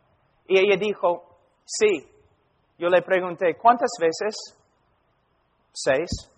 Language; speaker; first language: Spanish; non-native, fluent; English